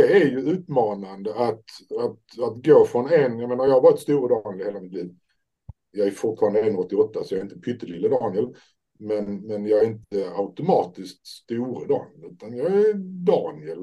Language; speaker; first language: Swedish; native; Swedish